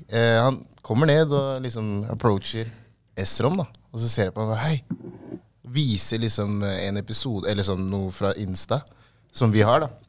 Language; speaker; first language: Norwegian; early bilingual, other home language; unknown